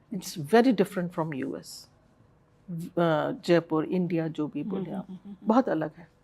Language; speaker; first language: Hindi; early bilingual, other home language; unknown